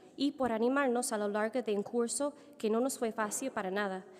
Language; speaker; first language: Spanish; non-native, fluent; English